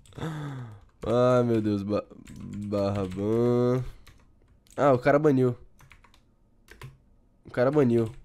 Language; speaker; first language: Portuguese; native; Portuguese